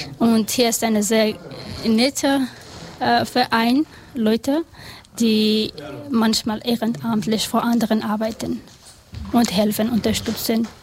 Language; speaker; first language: German; non-native, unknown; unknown